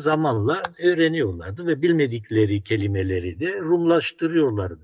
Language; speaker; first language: Turkish; non-native, local second language; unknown